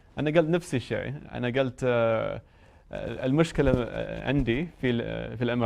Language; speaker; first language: Arabic; non-native, learner; English